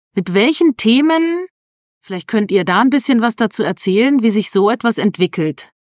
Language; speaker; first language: German; native; German